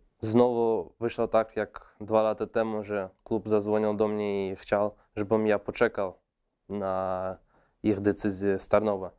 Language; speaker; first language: Polish; non-native, fluent; Russian